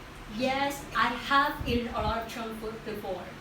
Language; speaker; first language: English; non-native, learner; Vietnamese